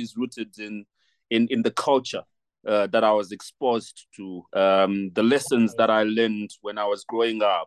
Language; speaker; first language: English; non-native, local second language; Shona